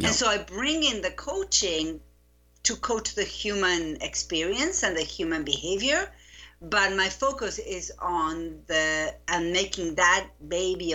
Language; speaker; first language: English; non-native, fluent; Spanish